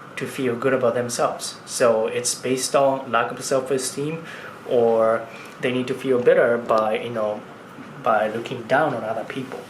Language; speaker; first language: English; non-native, fluent; Japanese